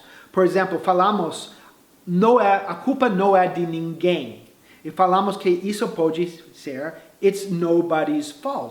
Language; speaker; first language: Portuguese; non-native, fluent; English